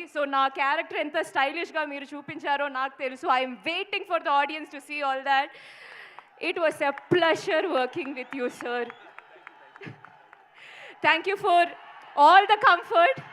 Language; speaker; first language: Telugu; non-native, fluent; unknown